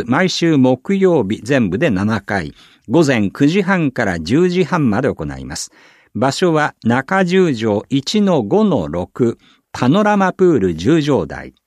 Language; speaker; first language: Japanese; native; Japanese